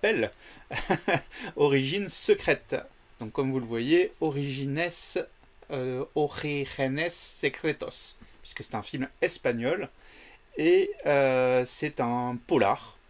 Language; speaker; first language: French; native; French